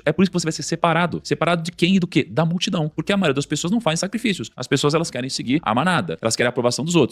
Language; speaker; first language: Portuguese; native; Portuguese